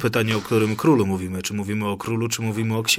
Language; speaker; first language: Polish; native; Polish